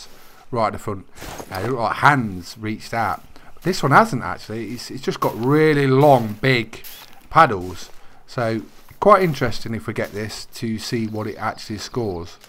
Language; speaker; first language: English; native; English